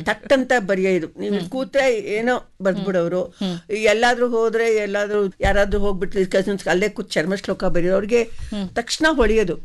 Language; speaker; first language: Kannada; non-native, local second language; Tamil